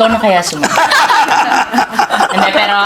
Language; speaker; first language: Filipino; native; Filipino